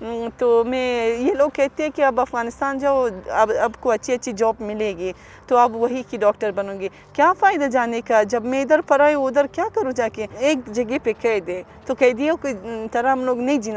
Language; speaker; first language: Hindi; non-native, local second language; Uzbek